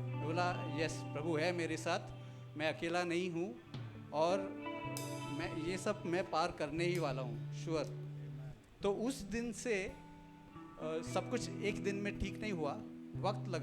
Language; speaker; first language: Hindi; non-native, local second language; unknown